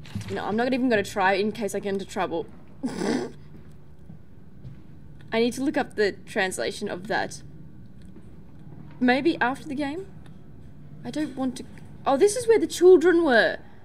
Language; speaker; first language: English; native; English